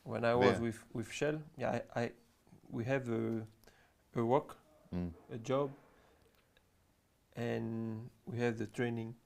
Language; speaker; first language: English; non-native, learner; French